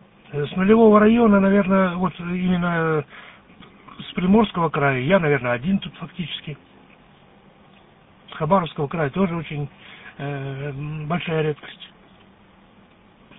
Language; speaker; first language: Russian; native; Russian